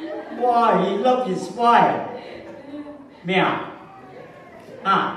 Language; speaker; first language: English; non-native, learner; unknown